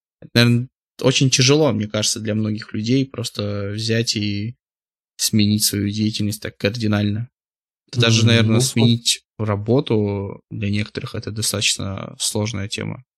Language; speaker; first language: Russian; native; Russian